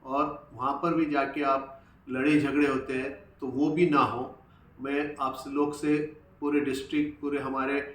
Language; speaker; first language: Hindi; non-native, local second language; Urdu